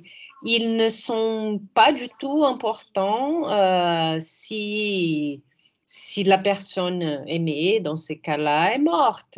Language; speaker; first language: French; non-native, fluent; Portuguese